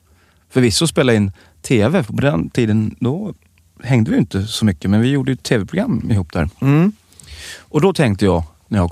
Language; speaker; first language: Swedish; native; Swedish